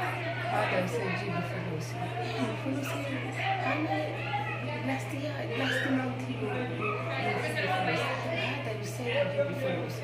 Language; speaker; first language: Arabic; non-native, learner; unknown